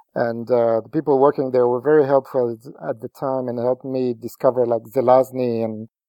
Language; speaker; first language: English; non-native, fluent; French